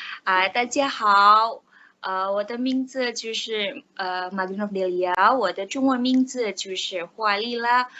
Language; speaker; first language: Chinese; non-native, learner; Indonesian